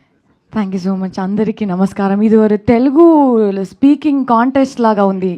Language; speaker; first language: Telugu; non-native, learner; Kannada